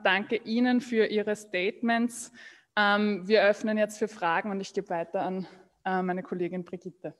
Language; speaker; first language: German; native; German